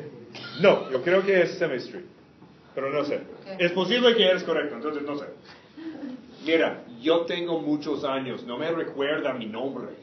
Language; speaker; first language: Spanish; non-native, fluent; English